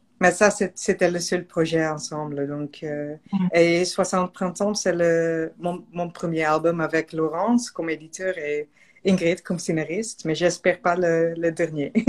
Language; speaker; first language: French; non-native, learner; Dutch